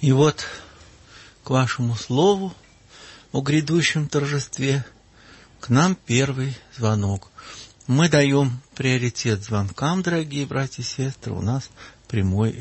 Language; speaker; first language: Russian; native; Russian